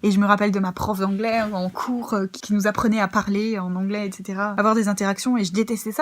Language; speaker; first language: French; native; French